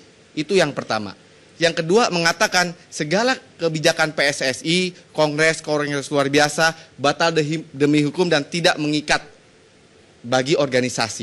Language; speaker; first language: Indonesian; native; Indonesian